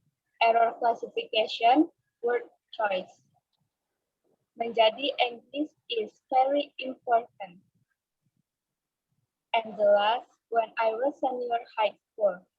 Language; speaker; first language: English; non-native, learner; Indonesian